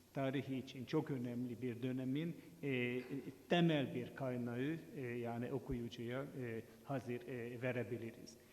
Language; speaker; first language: Turkish; non-native, fluent; Hungarian